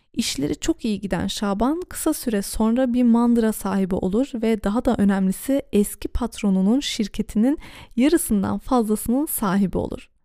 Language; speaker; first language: Turkish; early bilingual, heritage; Turkish